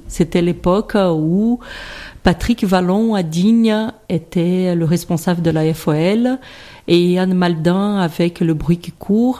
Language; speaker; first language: French; non-native, fluent; Portuguese